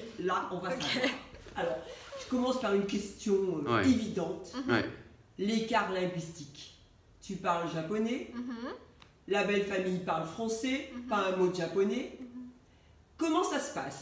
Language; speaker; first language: French; native; French